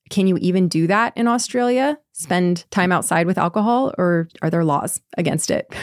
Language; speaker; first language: English; native; English